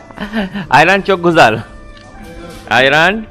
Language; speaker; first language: Turkish; non-native, learner; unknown